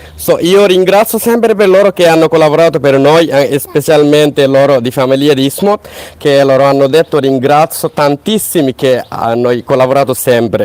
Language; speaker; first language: Italian; non-native, learner; Bangla